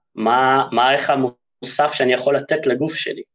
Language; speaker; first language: Hebrew; native; Hebrew